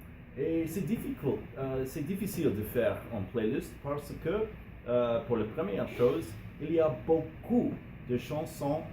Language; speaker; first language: French; non-native, learner; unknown